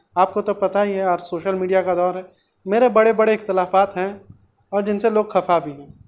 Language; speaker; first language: Hindi; non-native, local second language; Bangla